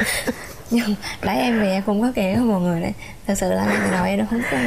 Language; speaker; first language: Vietnamese; native; Vietnamese